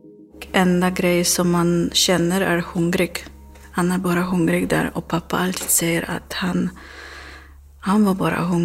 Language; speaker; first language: Swedish; non-native, learner; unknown